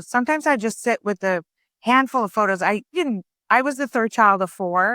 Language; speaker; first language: English; early bilingual, other home language; Persian